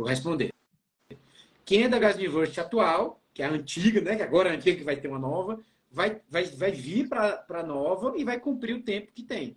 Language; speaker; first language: Portuguese; native; Portuguese